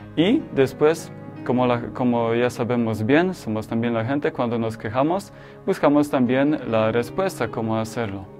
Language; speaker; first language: Spanish; non-native, fluent; Polish